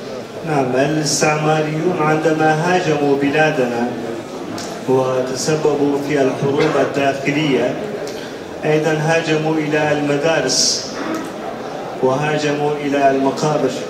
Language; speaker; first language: Arabic; non-native, fluent; Turkish